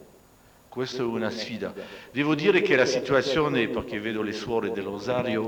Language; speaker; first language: Italian; non-native, fluent; French